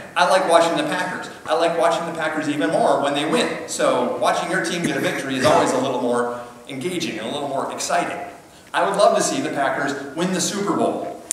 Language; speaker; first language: English; native; English